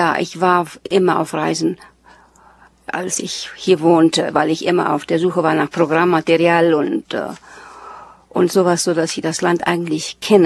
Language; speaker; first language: German; early bilingual, heritage; German